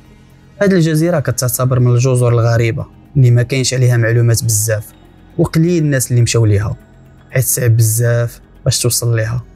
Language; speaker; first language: Arabic; native; Arabic